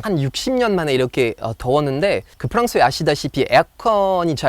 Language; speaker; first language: Korean; non-native, fluent; French